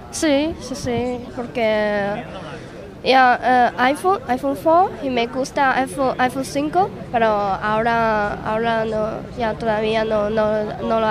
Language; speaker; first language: Spanish; non-native, learner; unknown